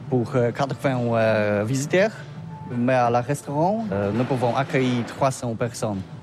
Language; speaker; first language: French; non-native, learner; Polish